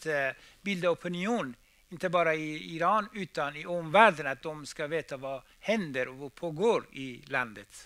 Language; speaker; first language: Swedish; non-native, fluent; Persian